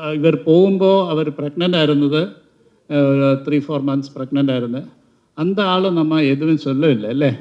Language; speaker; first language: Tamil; non-native, learner; Malayalam